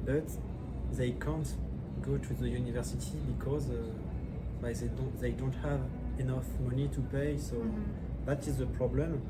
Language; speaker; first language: English; non-native, learner; French